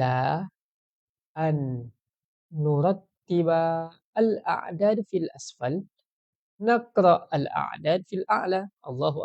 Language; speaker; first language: Arabic; non-native, fluent; Malay